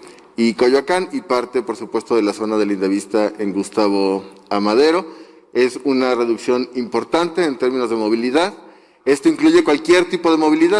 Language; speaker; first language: Spanish; native; Spanish